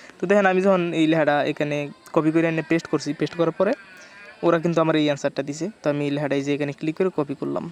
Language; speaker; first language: Bangla; native; Bangla